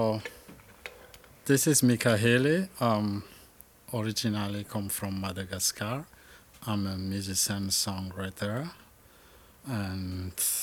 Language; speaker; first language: English; non-native, learner; Malagasy